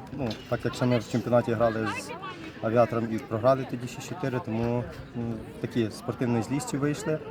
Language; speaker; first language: Ukrainian; native; Ukrainian